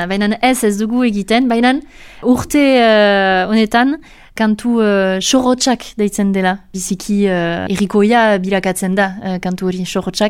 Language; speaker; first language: Basque; non-native, local second language; French